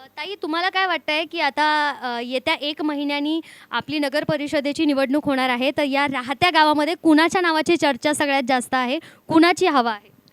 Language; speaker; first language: Marathi; native; Marathi